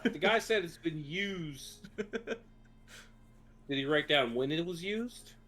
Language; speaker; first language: English; native; English